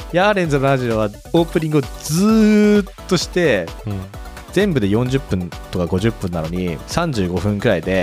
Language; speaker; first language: Japanese; native; Japanese